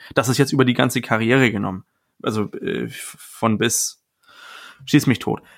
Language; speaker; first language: German; non-native, fluent; Danish